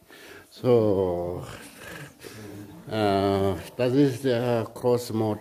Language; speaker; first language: German; non-native, learner; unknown